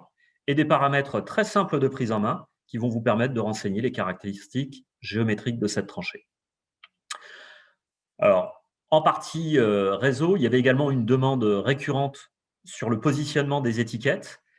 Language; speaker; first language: French; native; French